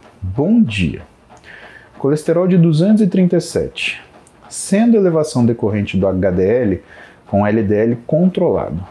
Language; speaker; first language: Portuguese; native; Portuguese